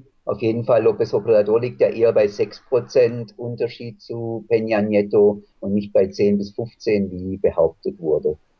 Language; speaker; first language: German; native; German